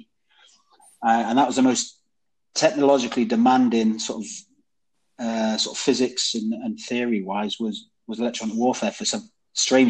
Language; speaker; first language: English; native; English